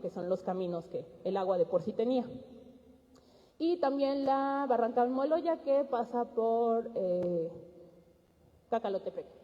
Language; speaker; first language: Spanish; native; Spanish